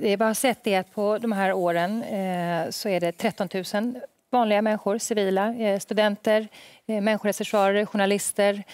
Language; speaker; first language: Swedish; native; Swedish